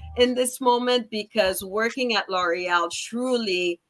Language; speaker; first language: English; early bilingual, other home language; Haitian Creole